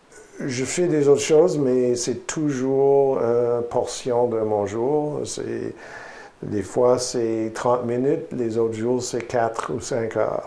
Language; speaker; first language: French; non-native, learner; English